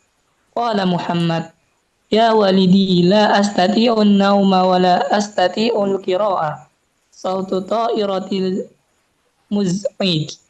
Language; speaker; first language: Arabic; non-native, learner; Indonesian